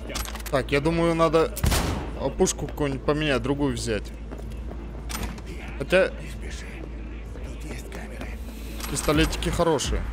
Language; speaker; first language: Russian; native; Russian